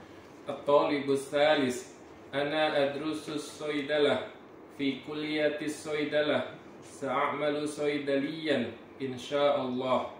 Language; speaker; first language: Arabic; non-native, learner; Indonesian